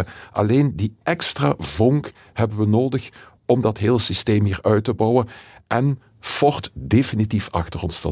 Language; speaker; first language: Dutch; native; Dutch